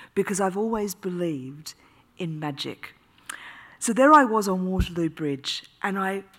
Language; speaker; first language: English; native; English